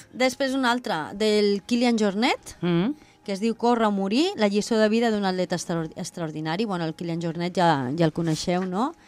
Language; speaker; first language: Catalan; non-native, local second language; Spanish